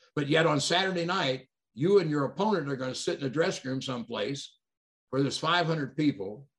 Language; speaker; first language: English; native; English